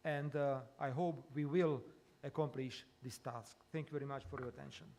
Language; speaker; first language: English; non-native, fluent; Slovak